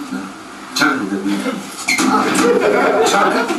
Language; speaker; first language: Bulgarian; non-native, learner; English